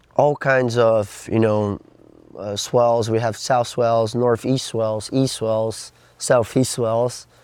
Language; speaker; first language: English; non-native, fluent; Portuguese